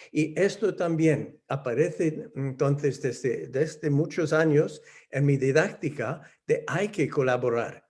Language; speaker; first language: Spanish; non-native, fluent; English